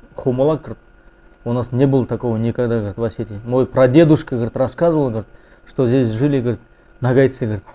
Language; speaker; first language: Russian; non-native, local second language; Kazakh